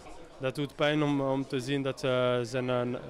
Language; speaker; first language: Dutch; non-native, learner; French